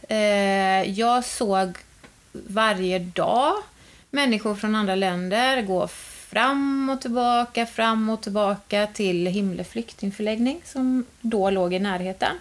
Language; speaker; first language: Swedish; native; Swedish